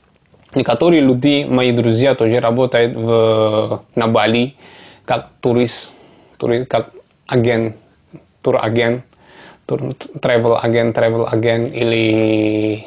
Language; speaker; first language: Russian; non-native, learner; Javanese